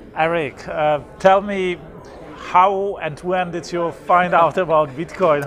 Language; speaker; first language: English; non-native, fluent; Polish